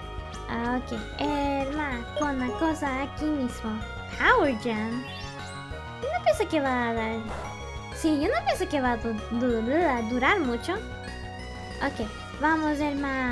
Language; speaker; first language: Spanish; early bilingual, heritage; English